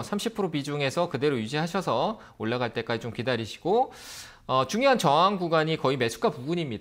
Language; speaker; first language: Korean; native; Korean